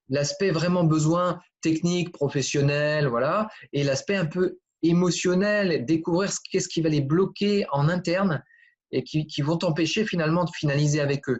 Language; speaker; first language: French; native; French